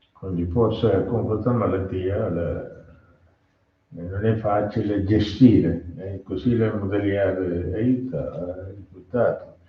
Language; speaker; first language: Italian; non-native, learner; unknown